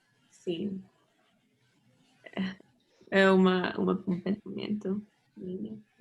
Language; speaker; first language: Portuguese; non-native, learner; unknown